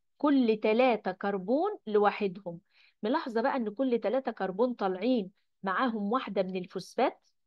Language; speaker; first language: Arabic; native; Arabic